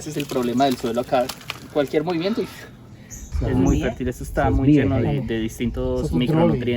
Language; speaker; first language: Spanish; native; Spanish